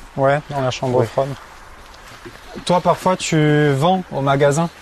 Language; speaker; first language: French; native; French